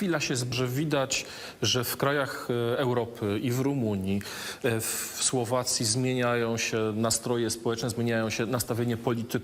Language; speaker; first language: Polish; native; Polish